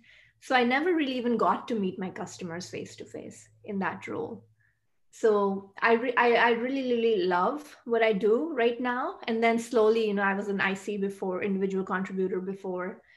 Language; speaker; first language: English; non-native, local second language; Hindi